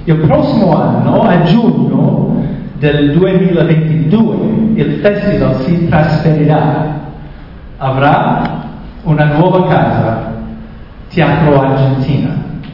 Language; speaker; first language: Italian; non-native, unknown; English